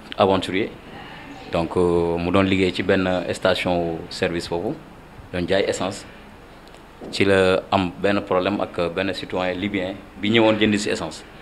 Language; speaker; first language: Wolof; non-native, local second language; Fula